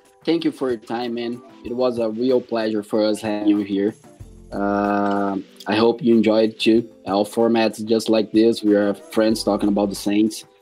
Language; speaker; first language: English; non-native, fluent; Portuguese